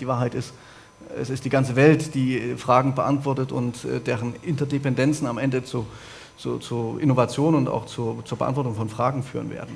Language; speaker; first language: German; native; German